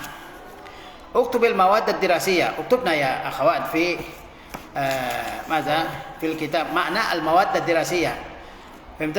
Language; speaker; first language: Arabic; non-native, fluent; Indonesian